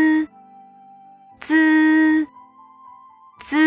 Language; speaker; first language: English; non-native, fluent; Chinese